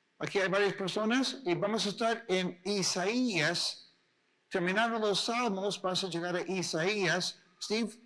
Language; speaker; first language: Spanish; native; Spanish